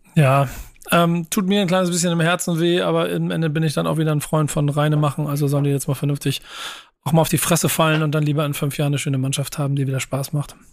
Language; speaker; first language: German; native; German